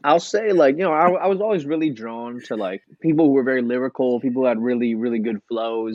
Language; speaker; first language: English; native; English